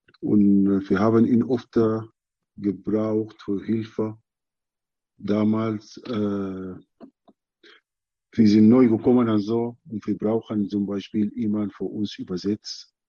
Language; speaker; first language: German; non-native, learner; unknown